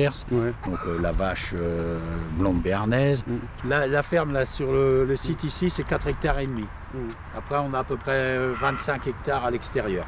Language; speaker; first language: French; native; French